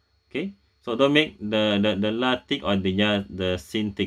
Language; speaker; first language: English; non-native, local second language; Malay